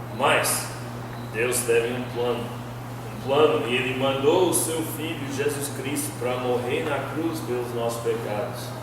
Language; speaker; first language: Portuguese; non-native, fluent; English